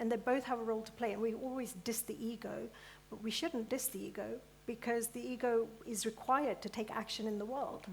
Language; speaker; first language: English; early bilingual, other home language; Gujarati